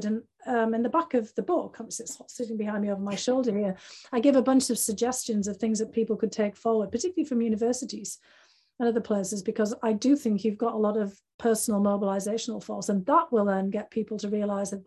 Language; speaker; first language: English; native; English